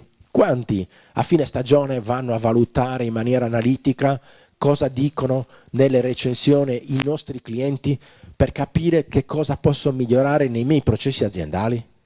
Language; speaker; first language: Italian; native; Italian